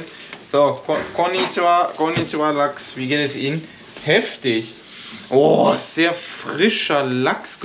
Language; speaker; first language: German; native; German